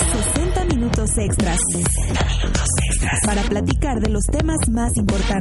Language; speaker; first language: Spanish; native; Spanish